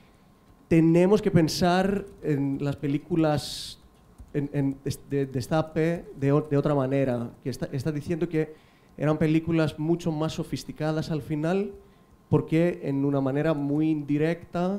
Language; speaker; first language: Spanish; non-native, fluent; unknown